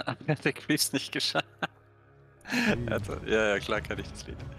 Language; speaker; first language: German; native; German